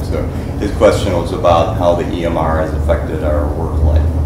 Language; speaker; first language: English; native; English